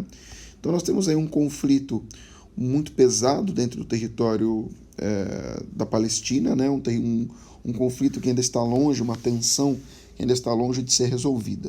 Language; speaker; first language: Portuguese; native; Portuguese